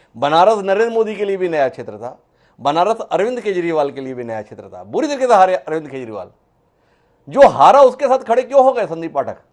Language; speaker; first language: Hindi; native; Hindi